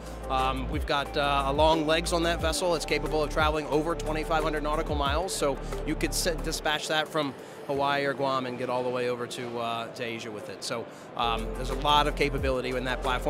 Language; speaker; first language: English; native; English